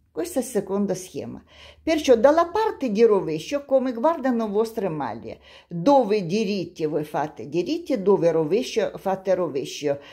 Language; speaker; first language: Italian; non-native, learner; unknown